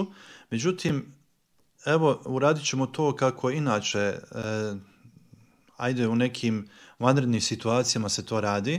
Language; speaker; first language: Croatian; native; Croatian